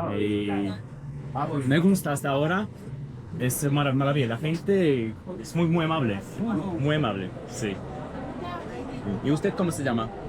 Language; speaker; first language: Spanish; non-native, fluent; Russian